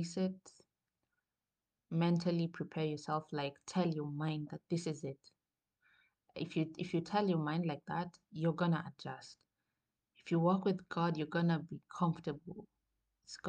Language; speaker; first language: English; non-native, local second language; Swahili